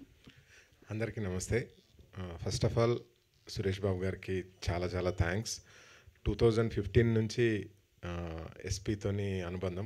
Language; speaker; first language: Telugu; native; Telugu